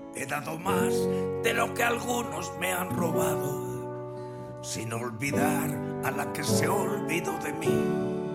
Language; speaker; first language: Spanish; native; Spanish